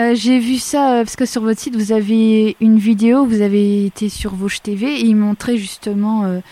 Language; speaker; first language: French; native; French